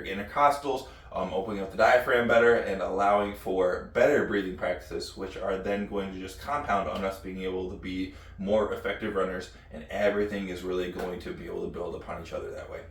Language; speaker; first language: English; native; English